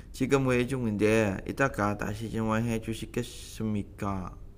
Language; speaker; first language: Korean; non-native, learner; Vietnamese